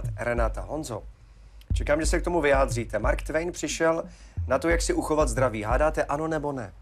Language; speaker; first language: Czech; native; Czech